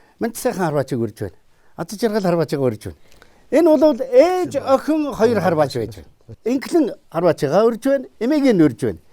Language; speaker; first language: Mongolian; native; Mongolian